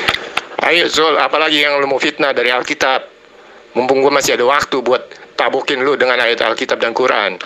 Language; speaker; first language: Indonesian; native; Indonesian